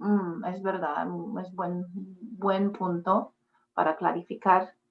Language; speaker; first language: Spanish; non-native, fluent; English